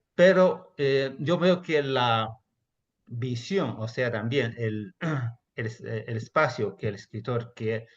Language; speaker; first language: Spanish; non-native, fluent; Chinese